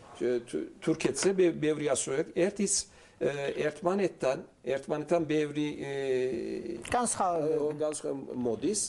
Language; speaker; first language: Georgian; early bilingual, heritage; Turkish